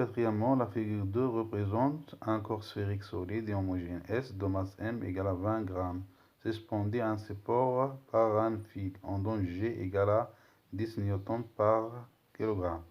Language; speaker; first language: French; non-native, local second language; Arabic